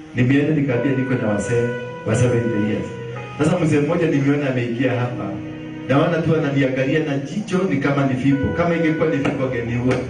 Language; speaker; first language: Swahili; non-native, local second language; Kikuyu